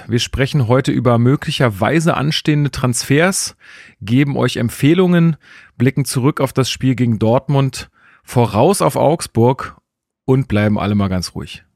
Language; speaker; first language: German; native; German